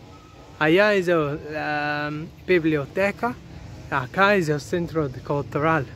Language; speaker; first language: Spanish; non-native, learner; English